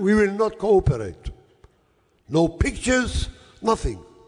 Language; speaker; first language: English; non-native, fluent; Yiddish